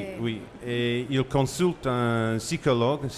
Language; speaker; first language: French; non-native, fluent; English